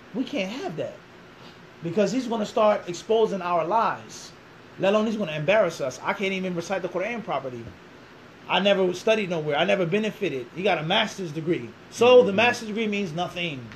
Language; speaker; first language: English; native; English